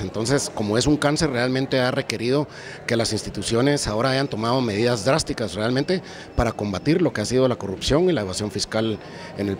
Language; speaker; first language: Spanish; native; Spanish